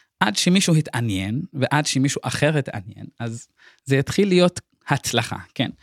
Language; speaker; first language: Hebrew; non-native, local second language; Arabic